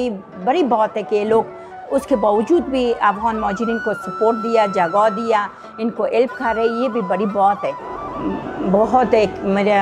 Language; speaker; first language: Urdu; non-native, fluent; Persian